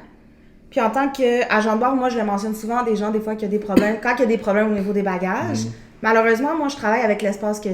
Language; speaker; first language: French; native; French